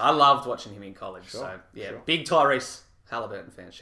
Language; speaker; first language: English; native; English